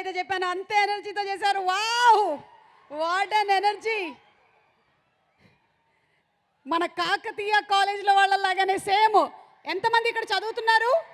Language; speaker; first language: Telugu; native; Telugu